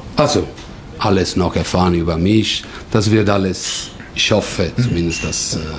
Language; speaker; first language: German; non-native, learner; Italian